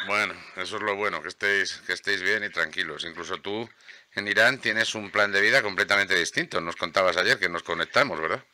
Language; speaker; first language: Spanish; native; Spanish